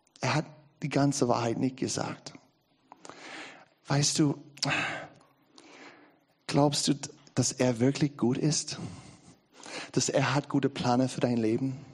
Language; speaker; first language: German; non-native, learner; English